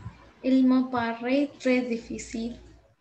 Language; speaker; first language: French; non-native, learner; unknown